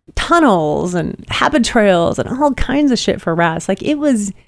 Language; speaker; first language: English; native; English